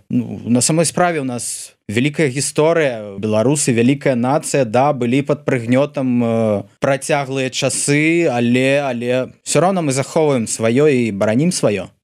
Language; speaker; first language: Belarusian; non-native, local second language; Russian